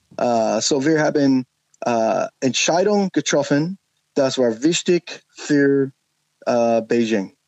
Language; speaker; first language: German; non-native, learner; English